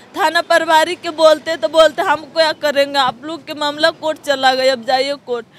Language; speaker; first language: Hindi; native; Hindi